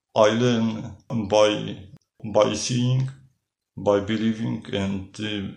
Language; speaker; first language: English; non-native, learner; Polish